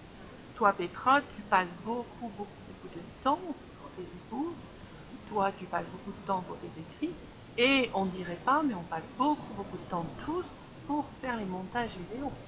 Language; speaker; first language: French; native; French